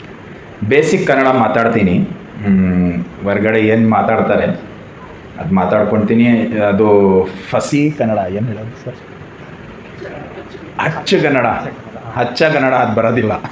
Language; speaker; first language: Kannada; non-native, learner; Urdu